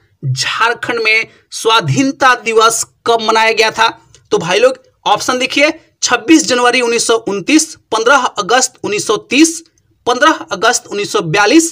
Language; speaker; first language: Hindi; native; Hindi